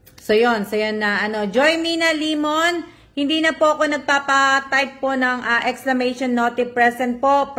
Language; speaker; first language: Filipino; native; Filipino